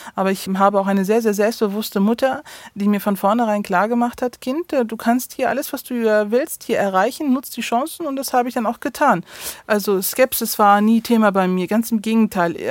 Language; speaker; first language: German; early bilingual, other home language; Turkish